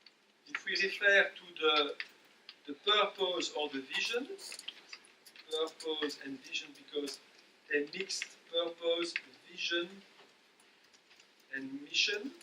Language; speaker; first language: English; non-native, fluent; French